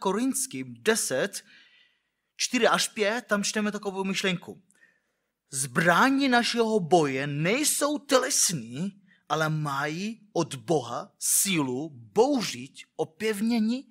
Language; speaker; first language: Czech; non-native, fluent; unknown